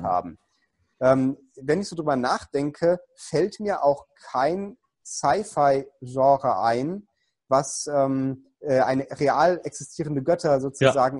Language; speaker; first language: German; native; German